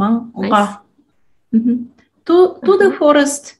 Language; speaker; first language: English; non-native, learner; Tatar